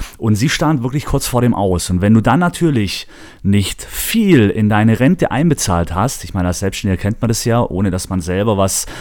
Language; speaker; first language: German; native; German